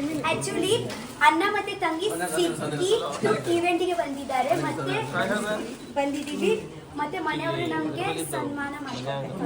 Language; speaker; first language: Kannada; non-native, local second language; Tulu